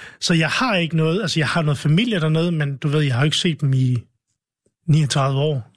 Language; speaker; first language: Danish; early bilingual, other home language; Arabic